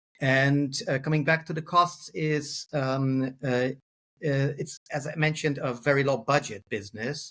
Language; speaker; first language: English; non-native, fluent; German